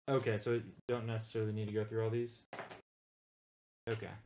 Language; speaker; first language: English; native; English